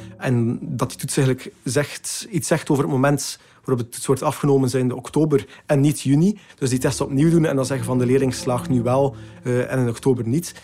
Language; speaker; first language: Dutch; native; Dutch